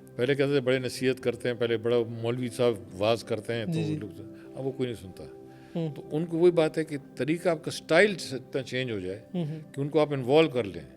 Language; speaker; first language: Urdu; non-native, local second language; Pashto